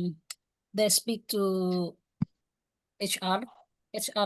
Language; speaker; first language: English; non-native, learner; Indonesian